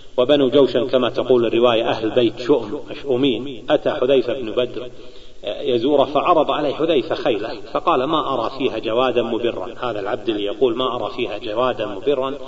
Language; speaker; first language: Arabic; native; Arabic